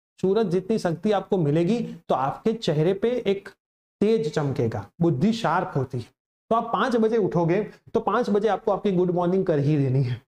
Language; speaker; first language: Hindi; non-native, local second language; Gujarati